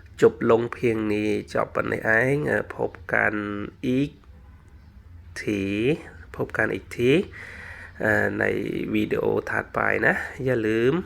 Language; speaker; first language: Thai; non-native, fluent; Khmer